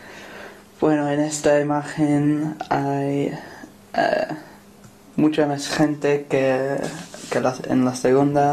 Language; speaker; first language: Spanish; non-native, learner; English